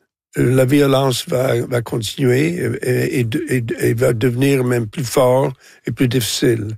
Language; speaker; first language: French; non-native, local second language; English